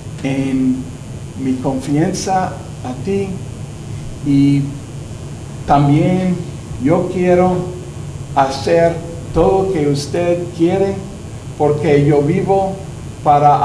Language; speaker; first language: Spanish; non-native, learner; English